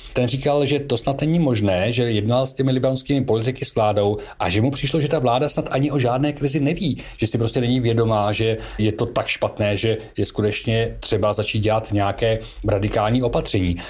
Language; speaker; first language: Czech; native; Czech